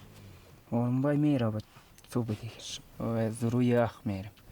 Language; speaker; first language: Persian; non-native, local second language; Kyrgyz